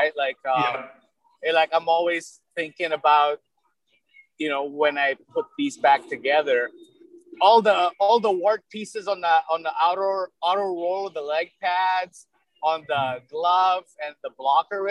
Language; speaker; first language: English; early bilingual, other home language; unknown